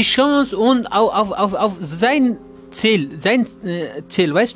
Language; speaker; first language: German; non-native, learner; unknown